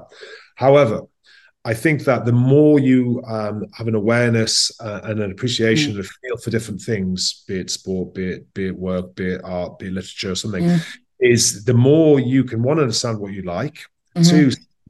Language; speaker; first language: English; native; English